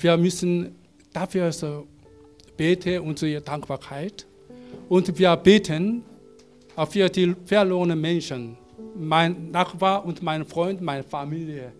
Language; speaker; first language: German; non-native, learner; Korean